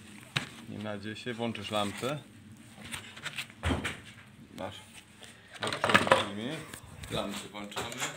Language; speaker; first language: Polish; native; Polish